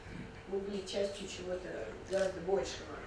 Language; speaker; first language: Russian; native; Russian